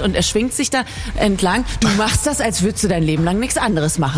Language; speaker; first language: German; native; German